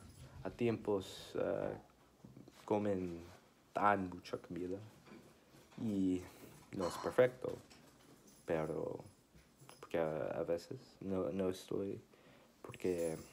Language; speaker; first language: Spanish; non-native, learner; English